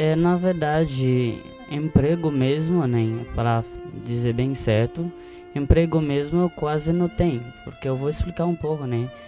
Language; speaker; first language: Portuguese; non-native, fluent; Haitian Creole